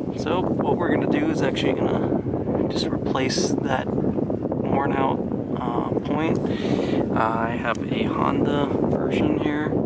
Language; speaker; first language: English; native; English